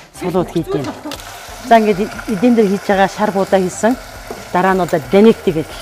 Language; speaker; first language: Mongolian; non-native, local second language; Kazakh